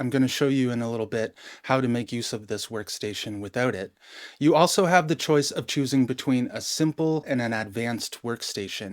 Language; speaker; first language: English; native; English